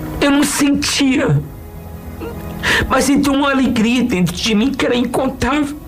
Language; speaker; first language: Portuguese; native; Portuguese